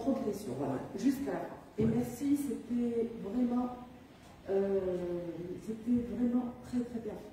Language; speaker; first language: French; non-native, local second language; Arabic